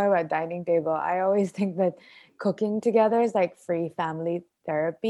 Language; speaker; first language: English; non-native, local second language; Filipino